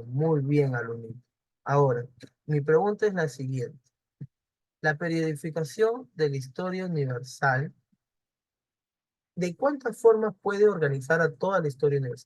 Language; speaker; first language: Spanish; native; Spanish